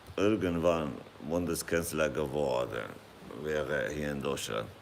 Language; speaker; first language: German; non-native, fluent; Kurdish